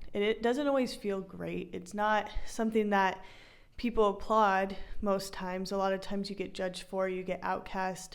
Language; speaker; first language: English; native; English